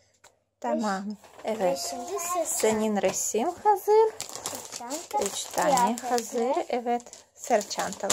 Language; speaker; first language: Turkish; non-native, learner; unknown